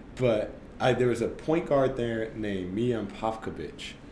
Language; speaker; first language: English; native; English